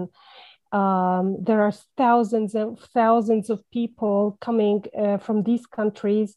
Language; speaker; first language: English; non-native, fluent; Arabic